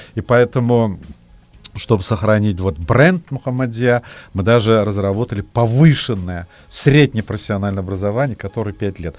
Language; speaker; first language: Russian; non-native, local second language; Tatar